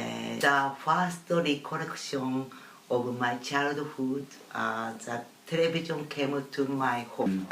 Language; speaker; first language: English; non-native, learner; Japanese